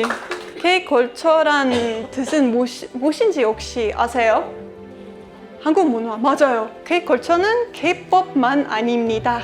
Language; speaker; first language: Korean; non-native, fluent; Estonian